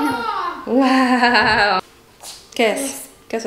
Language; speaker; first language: Spanish; early bilingual, heritage; Spanish